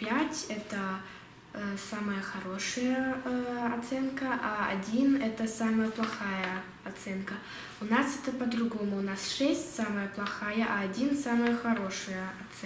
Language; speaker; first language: Russian; early bilingual, heritage; Russian